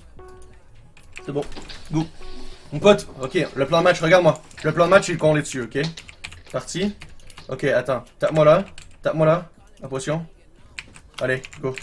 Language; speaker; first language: French; native; French